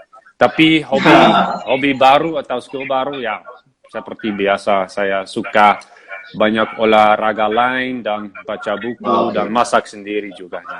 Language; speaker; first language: Indonesian; non-native, fluent; Dutch